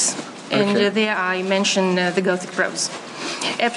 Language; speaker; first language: English; non-native, fluent; Romanian